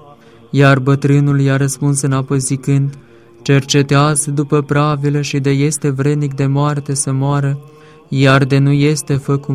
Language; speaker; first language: Romanian; native; Romanian